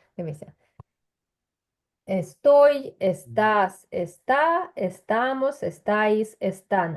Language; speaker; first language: Spanish; non-native, fluent; Ukrainian